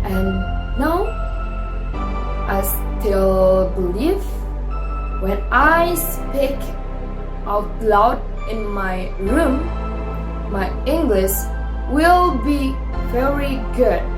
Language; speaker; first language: English; non-native, fluent; Indonesian